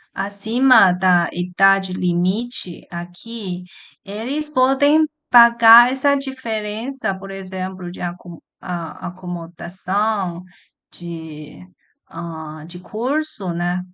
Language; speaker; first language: Portuguese; non-native, learner; Chinese